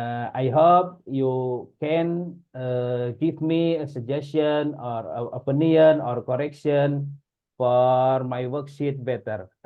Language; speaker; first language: English; non-native, learner; Indonesian